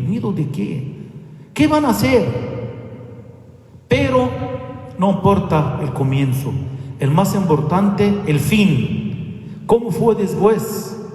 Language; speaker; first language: Spanish; non-native, fluent; Arabic